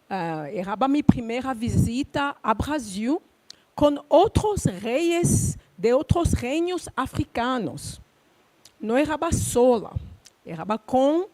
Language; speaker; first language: Portuguese; non-native, learner; Luba-Lulua